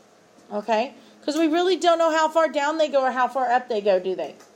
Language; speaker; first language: English; native; English